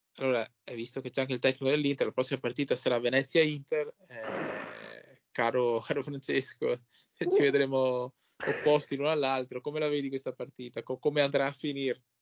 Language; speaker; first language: Italian; native; Italian